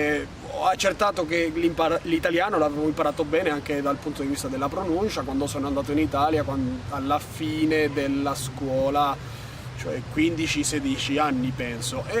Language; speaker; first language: Italian; non-native, fluent; Spanish